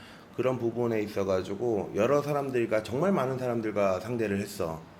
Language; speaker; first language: Korean; native; Korean